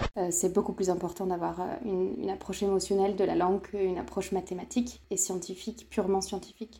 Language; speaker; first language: French; native; French